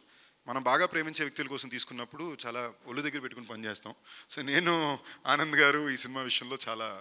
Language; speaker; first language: Telugu; native; Telugu